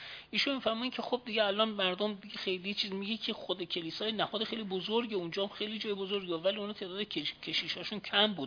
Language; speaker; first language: Persian; native; Persian